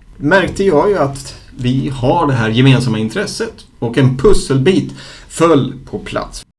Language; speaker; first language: Swedish; native; Swedish